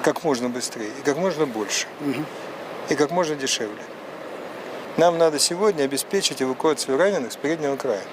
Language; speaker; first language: Russian; native; Russian